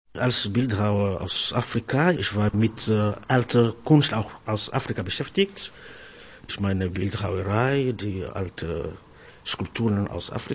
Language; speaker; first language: German; non-native, fluent; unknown